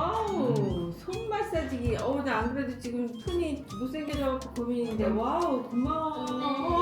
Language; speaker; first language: Korean; native; Korean